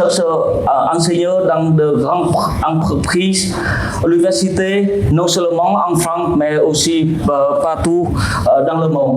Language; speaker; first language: French; non-native, fluent; Vietnamese